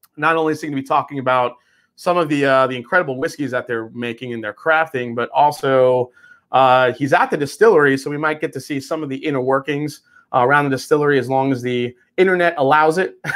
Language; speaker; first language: English; native; English